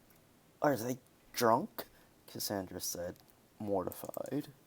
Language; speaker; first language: English; native; English